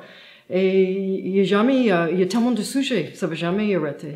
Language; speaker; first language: French; non-native, fluent; English